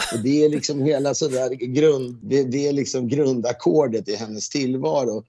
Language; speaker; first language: Swedish; native; Swedish